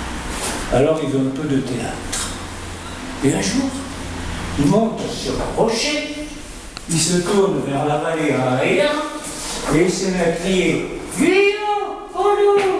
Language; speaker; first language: French; native; French